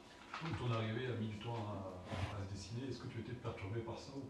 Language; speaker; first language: French; native; French